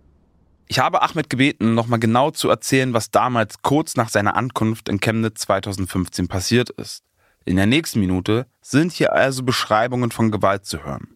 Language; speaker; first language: German; native; German